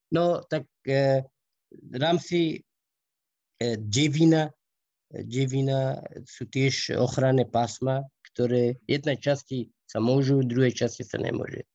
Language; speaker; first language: Slovak; non-native, fluent; Persian